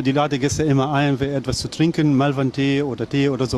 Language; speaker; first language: German; non-native, fluent; Arabic